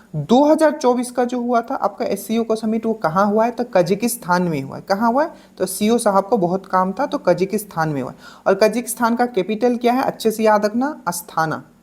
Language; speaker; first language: Hindi; native; Hindi